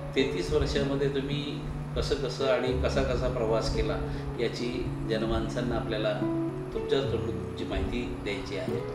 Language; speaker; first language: Marathi; native; Marathi